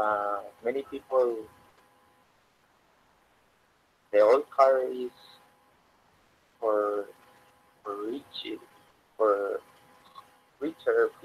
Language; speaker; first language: English; non-native, learner; Spanish